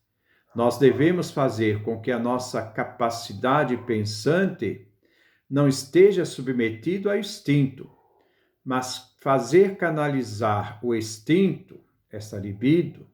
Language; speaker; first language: Portuguese; native; Portuguese